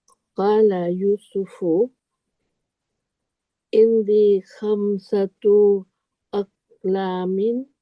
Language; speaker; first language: Arabic; non-native, learner; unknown